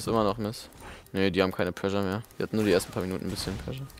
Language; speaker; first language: German; native; German